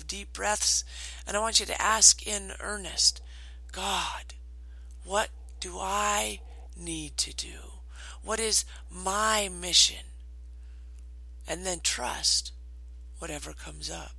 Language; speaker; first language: English; native; English